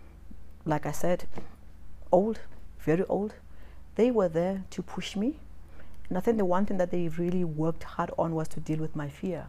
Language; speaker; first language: English; non-native, local second language; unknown